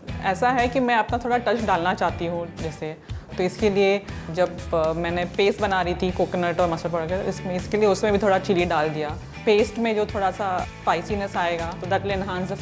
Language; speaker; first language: Hindi; native; Hindi